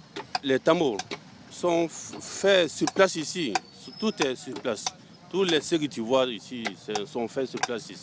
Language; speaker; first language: French; non-native, local second language; Bambara